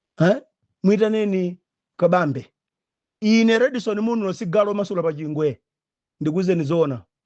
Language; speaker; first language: Nyanja; native; Nyanja